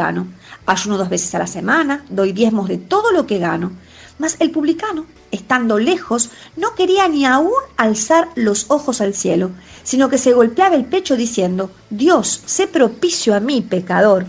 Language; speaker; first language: Spanish; native; Spanish